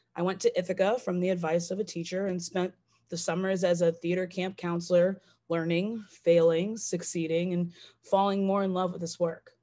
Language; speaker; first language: English; native; English